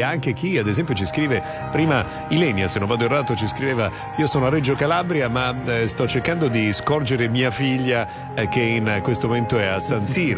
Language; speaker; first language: Italian; native; Italian